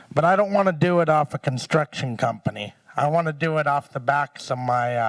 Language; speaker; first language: English; native; English